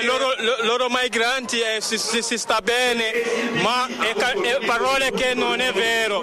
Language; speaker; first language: Italian; non-native, learner; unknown